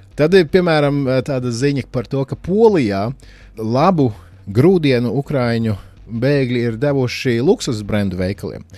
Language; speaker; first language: Latvian; native; Latvian